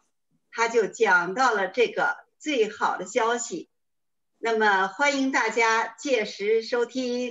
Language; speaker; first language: Chinese; native; Chinese